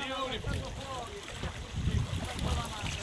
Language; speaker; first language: Italian; native; Italian